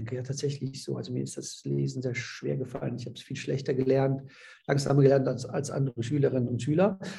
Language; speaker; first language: German; early bilingual, other home language; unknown